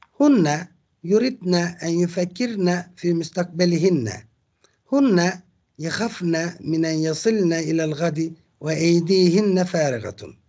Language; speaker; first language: Arabic; non-native, fluent; Turkish